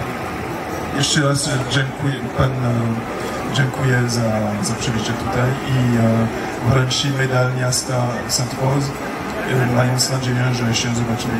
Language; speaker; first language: Polish; non-native, fluent; French